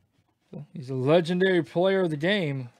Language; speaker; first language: English; native; English